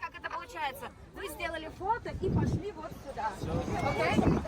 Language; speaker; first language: Russian; native; Russian